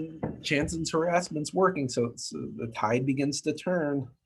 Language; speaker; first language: English; native; English